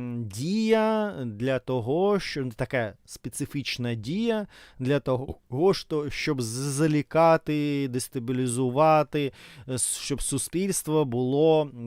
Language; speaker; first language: Ukrainian; non-native, fluent; Russian